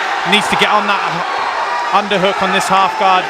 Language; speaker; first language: English; native; English